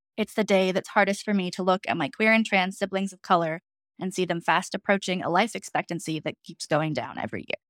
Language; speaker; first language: English; native; English